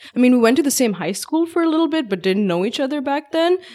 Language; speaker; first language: English; non-native, local second language; Urdu